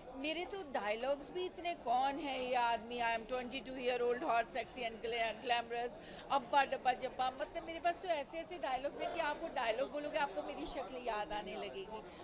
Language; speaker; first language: Hindi; non-native, local second language; Punjabi